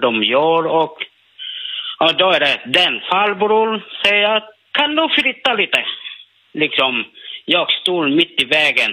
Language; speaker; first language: Swedish; non-native, learner; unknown